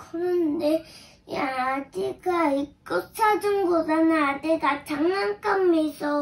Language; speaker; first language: Korean; early bilingual, heritage; Korean